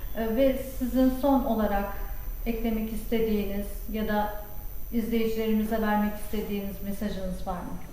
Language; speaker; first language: Turkish; native; Turkish